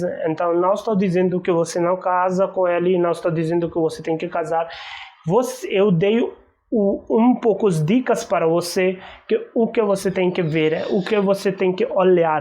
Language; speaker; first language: Portuguese; non-native, learner; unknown